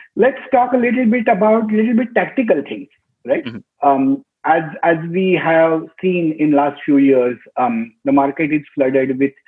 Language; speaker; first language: English; non-native, local second language; Marathi